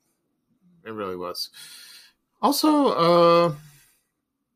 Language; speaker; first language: English; native; English